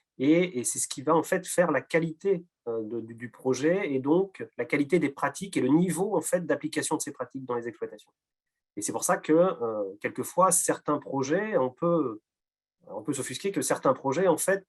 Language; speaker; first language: French; native; French